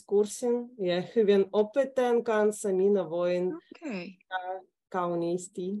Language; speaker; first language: Finnish; non-native, learner; Russian